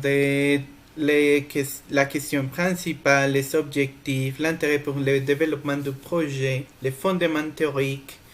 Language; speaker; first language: French; non-native, fluent; Spanish